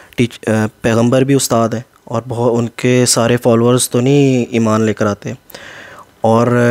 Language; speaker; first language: Urdu; native; Urdu